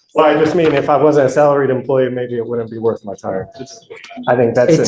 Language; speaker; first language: English; native; English